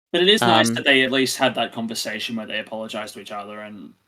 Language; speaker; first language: English; native; English